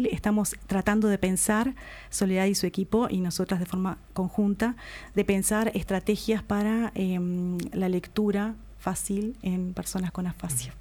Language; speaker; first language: Spanish; native; Spanish